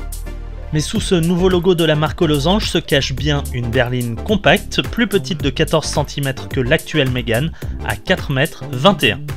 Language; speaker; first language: French; native; French